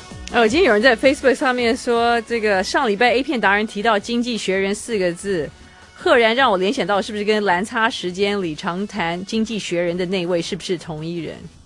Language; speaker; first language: Chinese; native; Chinese